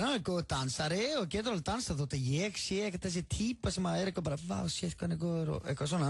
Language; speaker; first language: Icelandic; native; Icelandic